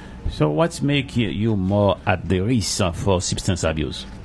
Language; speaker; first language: English; non-native, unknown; Haitian Creole